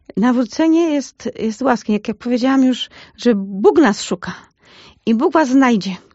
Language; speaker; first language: Polish; native; Polish